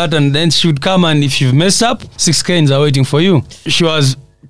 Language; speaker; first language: English; non-native, local second language; Nyankole